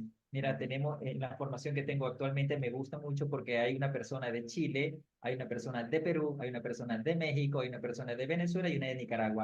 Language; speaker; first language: Spanish; native; Spanish